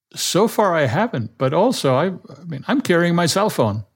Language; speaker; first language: English; non-native, fluent; Danish